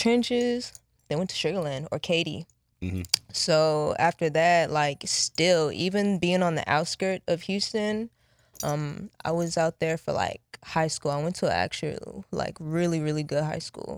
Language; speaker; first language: English; early bilingual, other home language; Japanese